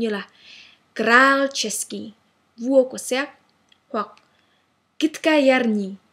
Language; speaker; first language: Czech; non-native, fluent; Vietnamese